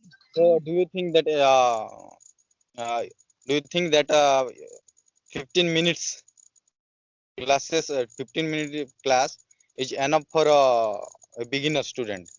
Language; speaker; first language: English; non-native, learner; Odia